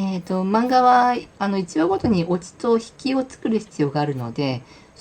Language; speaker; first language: Japanese; native; Japanese